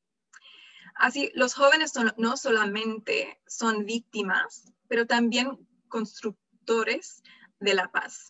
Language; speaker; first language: Spanish; non-native, fluent; English